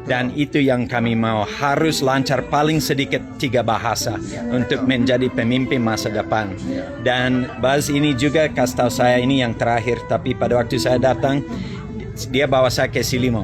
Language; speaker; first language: Indonesian; non-native, fluent; English